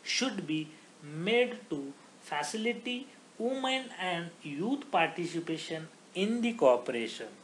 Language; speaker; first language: English; non-native, local second language; Marathi